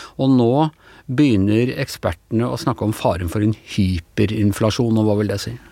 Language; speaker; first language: Norwegian; native; Norwegian